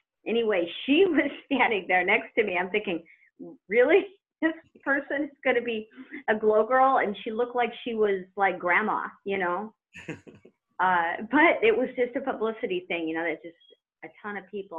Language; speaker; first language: English; native; English